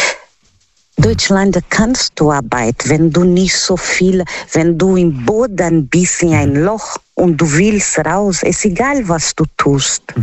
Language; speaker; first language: German; non-native, fluent; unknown